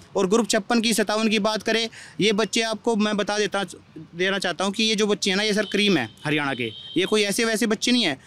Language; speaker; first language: Hindi; native; Hindi